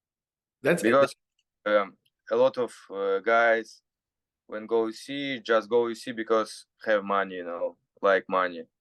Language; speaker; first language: English; non-native, learner; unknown